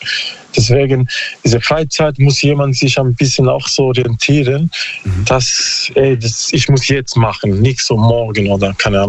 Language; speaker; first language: German; non-native, learner; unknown